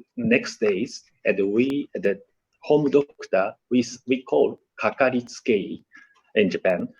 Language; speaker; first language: English; non-native, learner; Japanese